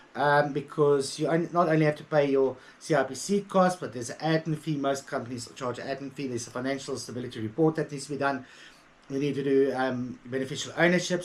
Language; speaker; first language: English; native; English